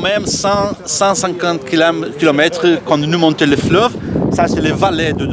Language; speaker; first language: French; non-native, learner; Portuguese